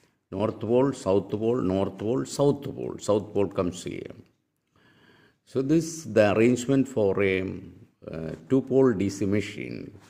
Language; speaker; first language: English; non-native, local second language; Malayalam